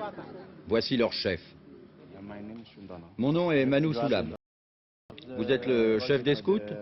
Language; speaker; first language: French; native; French